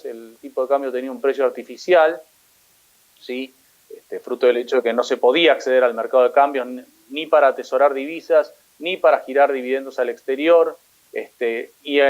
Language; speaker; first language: Spanish; native; Spanish